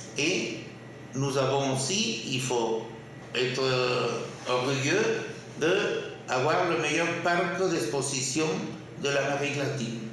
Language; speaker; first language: French; non-native, fluent; Spanish